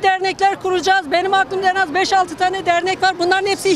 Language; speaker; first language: Turkish; native; Turkish